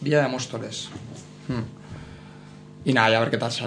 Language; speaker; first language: Spanish; native; Spanish